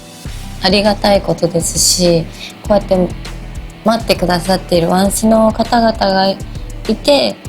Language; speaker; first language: Japanese; native; Japanese